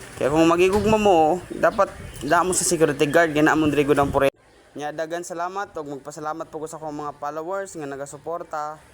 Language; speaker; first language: Cebuano; native; Cebuano